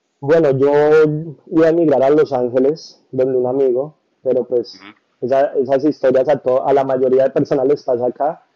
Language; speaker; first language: Spanish; native; Spanish